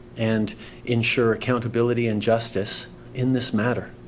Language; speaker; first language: English; native; English